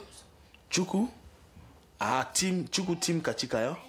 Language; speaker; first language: Korean; non-native, learner; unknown